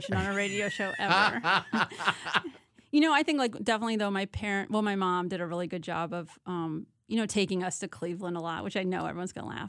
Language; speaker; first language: English; native; English